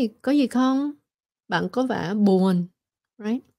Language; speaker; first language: Vietnamese; early bilingual, heritage; Vietnamese